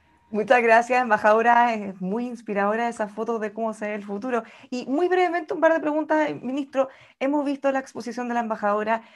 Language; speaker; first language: Spanish; native; Spanish